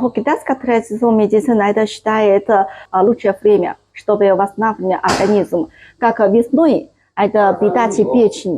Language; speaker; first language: Russian; non-native, learner; Chinese